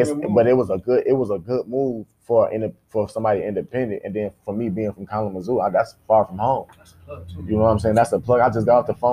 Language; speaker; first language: English; native; English